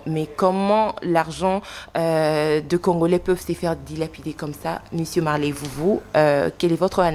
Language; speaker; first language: French; non-native, local second language; Lingala